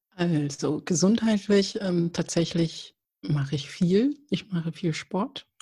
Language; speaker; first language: German; early bilingual, other home language; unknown